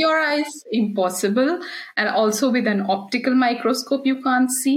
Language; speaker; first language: English; non-native, local second language; Hindi